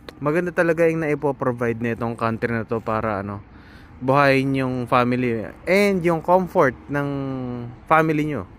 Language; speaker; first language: Filipino; native; Filipino